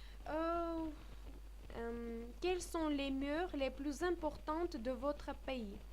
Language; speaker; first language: French; non-native, fluent; Armenian